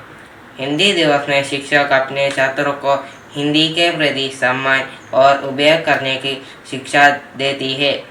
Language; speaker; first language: Hindi; non-native, local second language; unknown